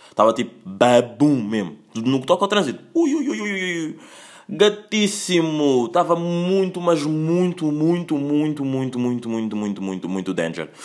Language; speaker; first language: Portuguese; native; Portuguese